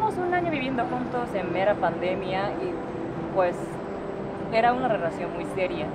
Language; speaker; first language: Spanish; non-native, fluent; Japanese